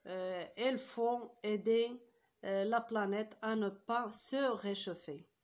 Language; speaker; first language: French; non-native, local second language; Arabic